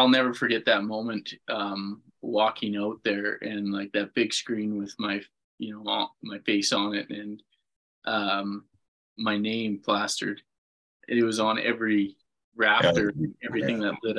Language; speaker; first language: English; native; English